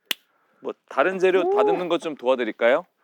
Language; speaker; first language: Korean; native; Korean